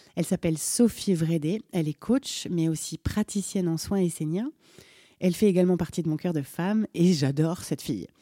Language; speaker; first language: French; native; French